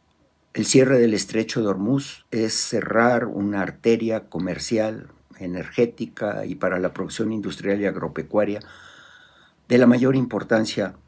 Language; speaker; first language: Spanish; native; Spanish